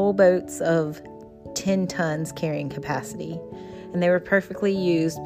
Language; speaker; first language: English; native; English